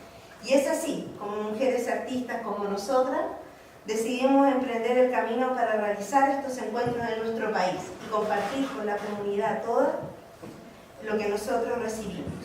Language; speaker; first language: Spanish; native; Spanish